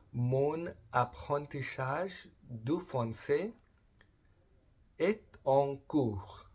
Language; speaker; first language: French; non-native, learner; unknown